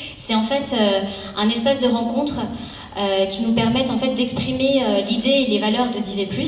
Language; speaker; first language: French; native; French